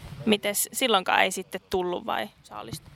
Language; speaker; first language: Finnish; native; Finnish